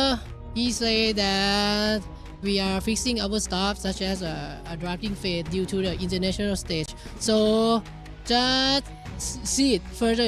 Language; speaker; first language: English; non-native, learner; Thai